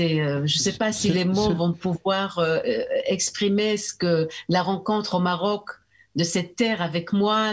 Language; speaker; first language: French; early bilingual, heritage; French